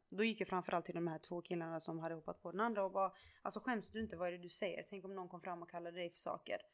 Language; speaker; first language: Swedish; early bilingual, other home language; Kurdish